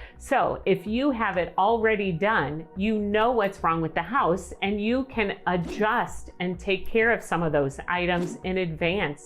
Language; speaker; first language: English; native; English